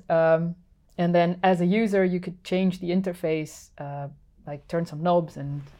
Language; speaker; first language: English; non-native, fluent; Dutch